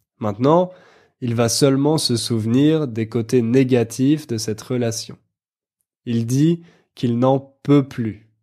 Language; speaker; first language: French; native; French